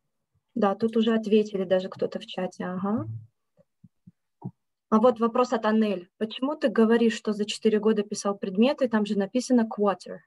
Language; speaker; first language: Russian; native; Russian